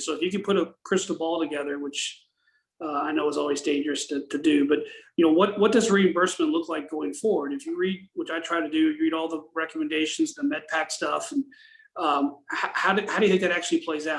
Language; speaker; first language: English; native; English